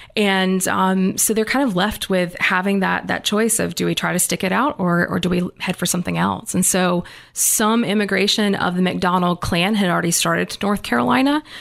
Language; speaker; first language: English; native; English